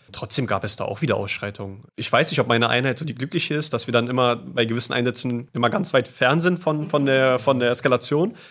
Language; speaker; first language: German; native; German